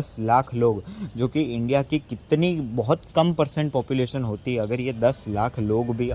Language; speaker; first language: Hindi; native; Hindi